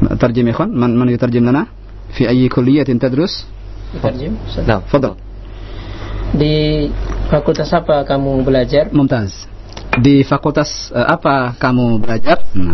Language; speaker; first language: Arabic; non-native, fluent; Indonesian